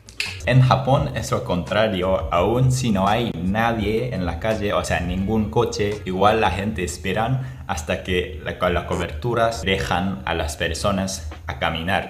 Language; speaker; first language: Spanish; non-native, fluent; Japanese